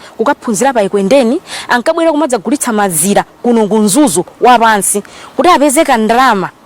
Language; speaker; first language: Nyanja; native; Nyanja